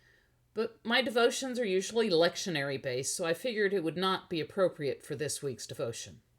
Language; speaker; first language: English; native; English